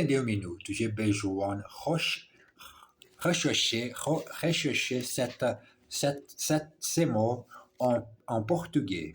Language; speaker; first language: French; non-native, learner; English